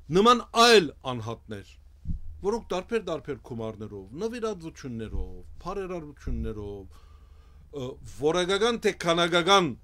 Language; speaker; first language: Armenian; early bilingual, heritage; Armenian